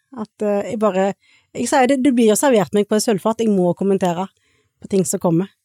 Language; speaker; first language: Norwegian; native; Norwegian